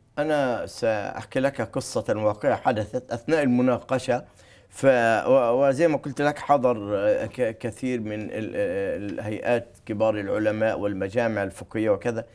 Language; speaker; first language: Arabic; native; Arabic